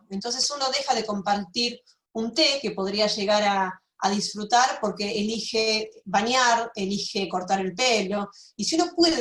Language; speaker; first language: Spanish; native; Spanish